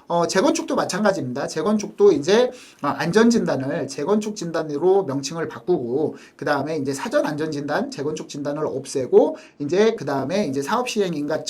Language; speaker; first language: Korean; native; Korean